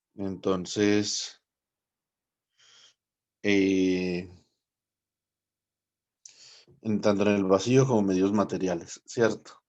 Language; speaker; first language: Spanish; native; Spanish